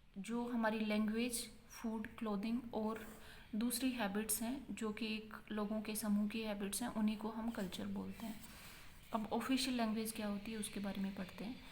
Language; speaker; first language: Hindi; native; Hindi